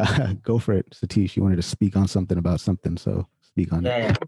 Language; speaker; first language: English; early bilingual, other home language; Hindi